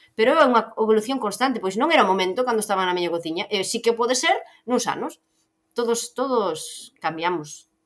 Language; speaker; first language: Galician; native; Galician